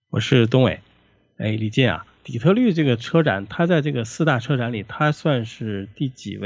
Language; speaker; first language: Chinese; native; Chinese